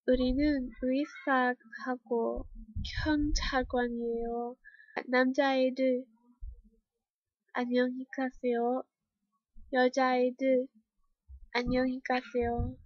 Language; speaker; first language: Korean; non-native, learner; English